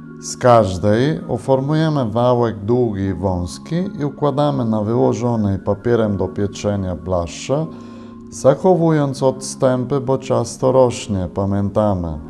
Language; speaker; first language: Polish; non-native, fluent; Italian